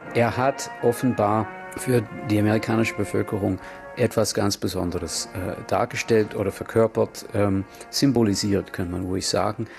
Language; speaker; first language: German; non-native, fluent; English